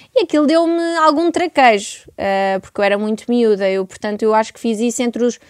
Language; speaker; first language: Portuguese; native; Portuguese